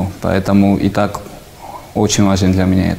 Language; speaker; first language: Russian; non-native, fluent; Georgian